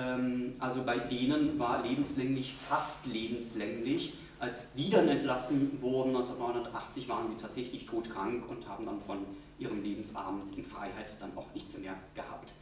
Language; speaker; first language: German; native; German